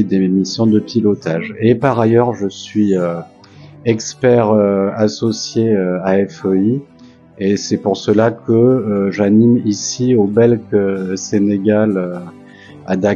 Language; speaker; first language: French; native; French